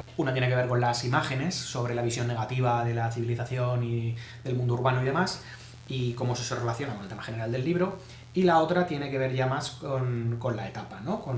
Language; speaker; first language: Spanish; native; Spanish